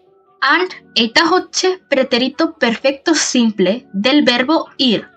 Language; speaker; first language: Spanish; non-native, fluent; Bangla